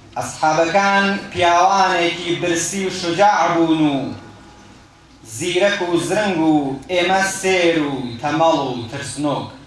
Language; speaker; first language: Central Kurdish; non-native, local second language; Gurani